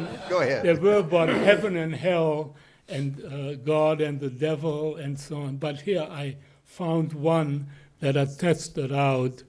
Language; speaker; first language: English; non-native, fluent; German